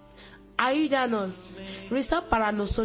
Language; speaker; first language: Spanish; non-native, learner; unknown